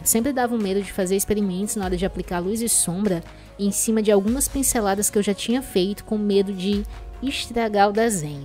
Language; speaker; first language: Portuguese; native; Portuguese